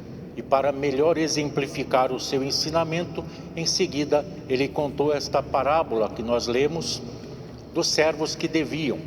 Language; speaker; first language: Portuguese; native; Portuguese